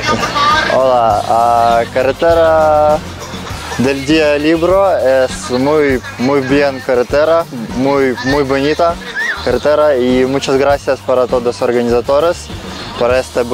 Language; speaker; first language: Spanish; non-native, learner; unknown